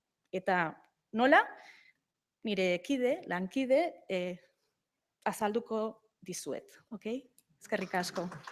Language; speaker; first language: Basque; non-native, local second language; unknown